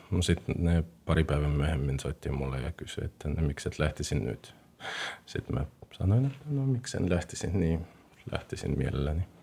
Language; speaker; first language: Finnish; non-native, fluent; Russian